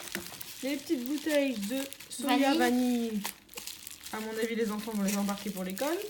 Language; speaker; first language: French; native; French